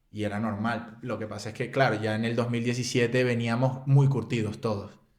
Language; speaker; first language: Spanish; native; Spanish